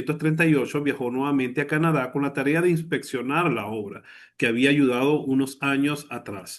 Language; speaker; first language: Spanish; native; Spanish